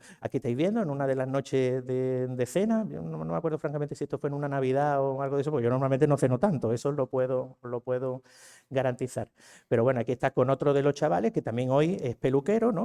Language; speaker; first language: Spanish; native; Spanish